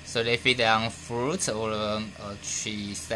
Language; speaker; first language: English; non-native, fluent; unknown